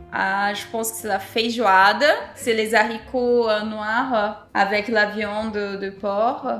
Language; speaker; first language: French; non-native, fluent; Portuguese